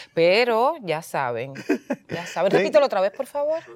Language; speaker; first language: Spanish; native; Spanish